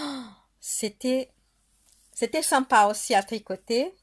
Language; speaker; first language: French; non-native, fluent; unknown